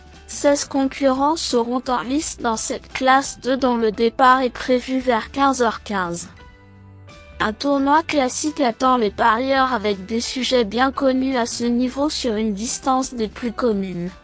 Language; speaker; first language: French; native; French